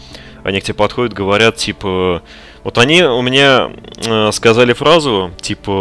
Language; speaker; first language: Russian; native; Russian